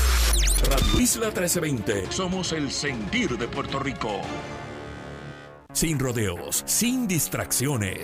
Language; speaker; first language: Spanish; native; Spanish